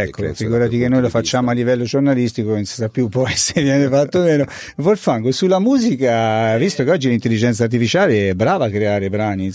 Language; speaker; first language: Italian; native; Italian